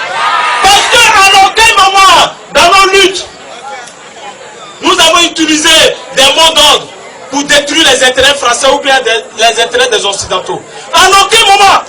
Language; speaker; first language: French; non-native, local second language; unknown